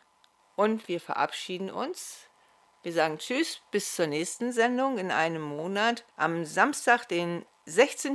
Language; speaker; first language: German; native; German